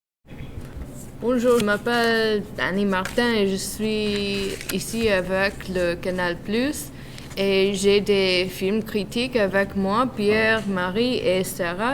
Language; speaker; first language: French; non-native, learner; English